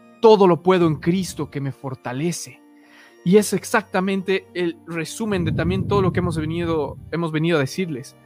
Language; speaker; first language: Spanish; native; Spanish